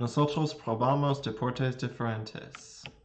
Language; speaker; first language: Spanish; non-native, learner; English